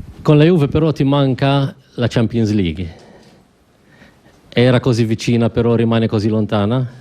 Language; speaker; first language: Italian; non-native, fluent; Maltese